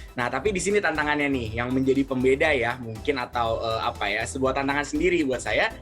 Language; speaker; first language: Indonesian; native; Indonesian